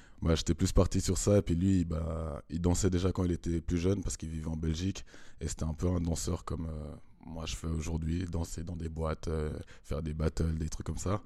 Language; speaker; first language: French; early bilingual, other home language; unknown